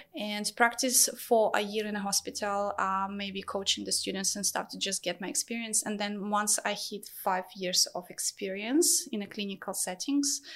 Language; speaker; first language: English; non-native, fluent; Ukrainian